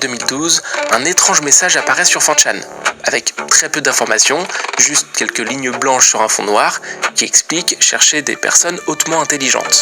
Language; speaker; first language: French; native; French